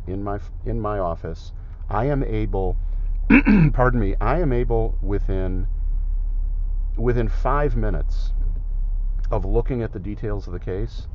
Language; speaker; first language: English; native; English